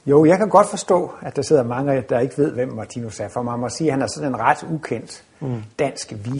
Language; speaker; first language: Danish; native; Danish